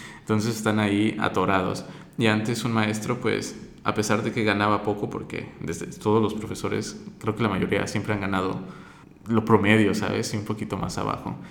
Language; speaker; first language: Spanish; native; Spanish